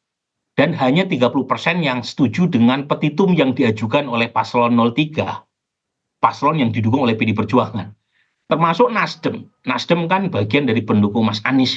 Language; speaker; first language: Indonesian; native; Indonesian